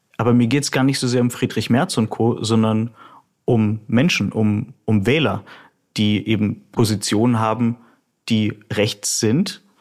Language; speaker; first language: German; early bilingual, other home language; Russian